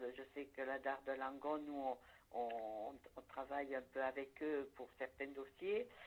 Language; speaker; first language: French; native; French